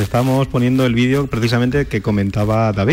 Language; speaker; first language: Spanish; native; Spanish